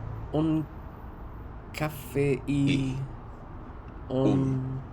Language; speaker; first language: Spanish; non-native, learner; English